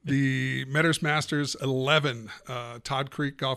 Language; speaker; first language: English; native; English